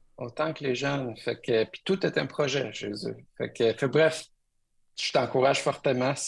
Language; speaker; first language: French; early bilingual, other home language; Spanish